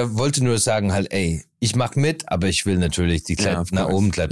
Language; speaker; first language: German; non-native, fluent; English